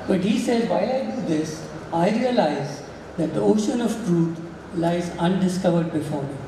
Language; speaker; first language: English; non-native, local second language; Marathi